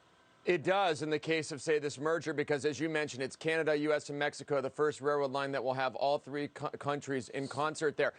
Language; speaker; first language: English; native; English